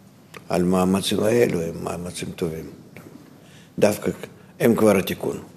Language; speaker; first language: Hebrew; non-native, fluent; Russian